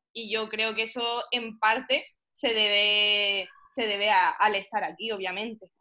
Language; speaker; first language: Spanish; early bilingual, heritage; Spanish